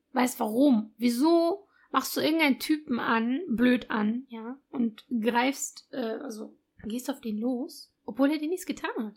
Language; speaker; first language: German; early bilingual, other home language; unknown